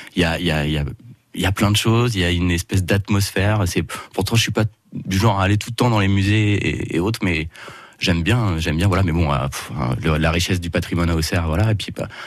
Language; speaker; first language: French; native; French